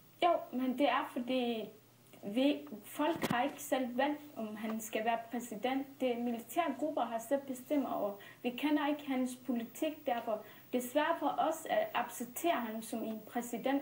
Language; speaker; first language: Danish; non-native, fluent; Burmese